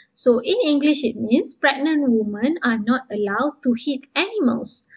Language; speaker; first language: English; non-native, local second language; Malay